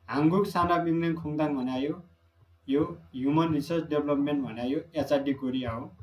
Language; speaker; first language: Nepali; native; Nepali